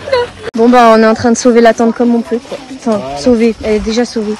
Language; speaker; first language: French; native; French